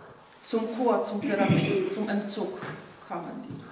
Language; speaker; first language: German; non-native, fluent; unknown